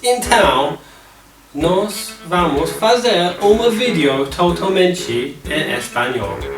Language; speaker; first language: Portuguese; non-native, learner; English